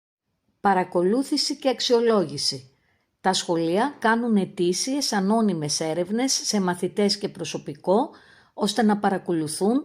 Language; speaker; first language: Greek; native; Greek